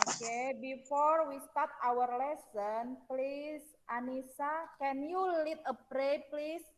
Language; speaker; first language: English; non-native, learner; Indonesian